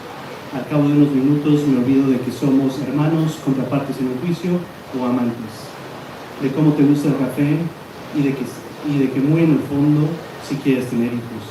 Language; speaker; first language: Spanish; native; Spanish